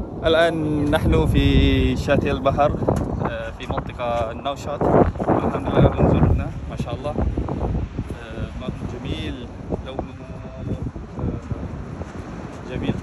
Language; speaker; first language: Arabic; non-native, fluent; Malay